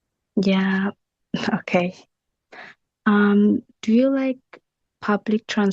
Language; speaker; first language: English; non-native, learner; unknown